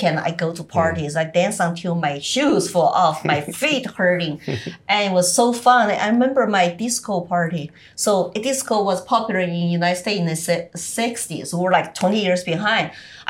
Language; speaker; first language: English; non-native, fluent; Chinese